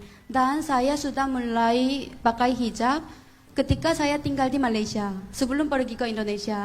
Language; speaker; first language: Indonesian; non-native, fluent; Korean